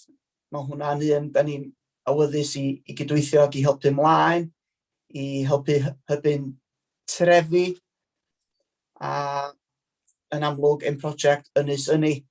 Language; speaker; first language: Welsh; native; Welsh